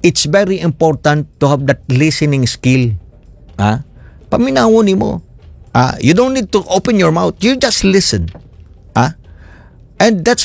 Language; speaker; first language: Filipino; non-native, local second language; Cebuano